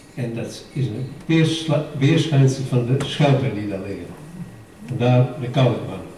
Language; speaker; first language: Dutch; native; Dutch